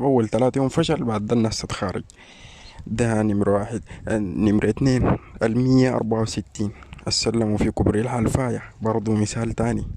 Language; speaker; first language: Arabic; native; Arabic